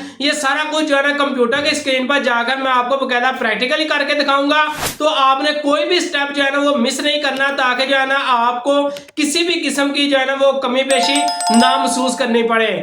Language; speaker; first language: Urdu; non-native, local second language; Punjabi